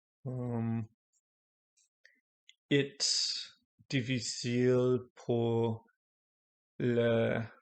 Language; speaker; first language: French; non-native, learner; English